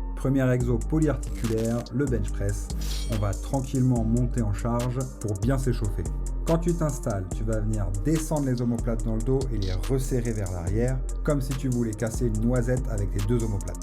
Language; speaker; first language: French; native; French